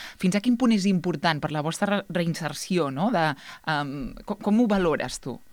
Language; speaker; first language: Catalan; native; Catalan